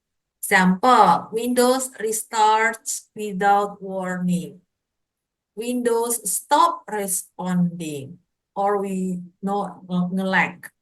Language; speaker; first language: English; non-native, fluent; Indonesian